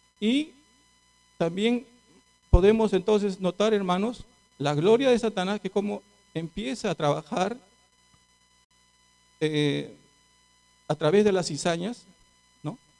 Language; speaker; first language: Spanish; native; Spanish